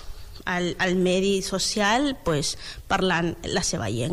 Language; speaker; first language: Catalan; non-native, learner; Spanish